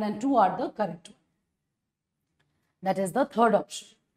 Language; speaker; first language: English; non-native, local second language; Assamese